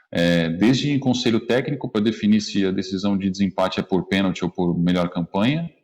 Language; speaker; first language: Portuguese; native; Portuguese